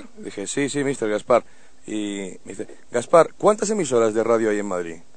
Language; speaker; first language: Spanish; native; Spanish